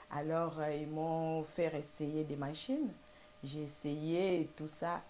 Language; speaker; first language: French; non-native, local second language; Lingala